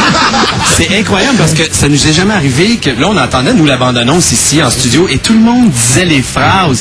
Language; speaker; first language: French; native; French